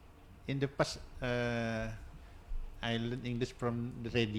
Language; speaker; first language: English; non-native, learner; Indonesian